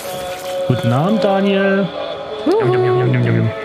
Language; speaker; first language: German; native; German